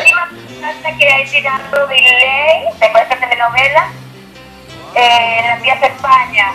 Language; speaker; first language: Italian; non-native, learner; Spanish